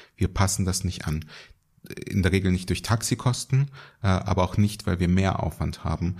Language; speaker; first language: German; early bilingual, other home language; Russian